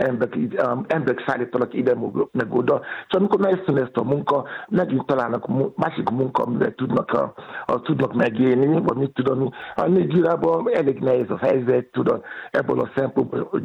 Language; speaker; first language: Hungarian; non-native, fluent; Yoruba